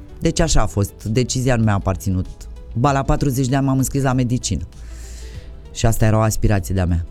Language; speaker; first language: Romanian; native; Romanian